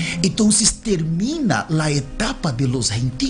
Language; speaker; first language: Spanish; non-native, learner; Portuguese